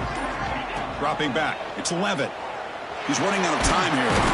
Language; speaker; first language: English; native; English